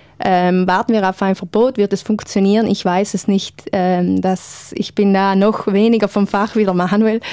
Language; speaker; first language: German; native; German